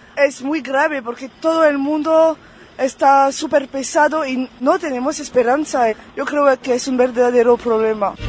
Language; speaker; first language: Spanish; non-native, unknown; French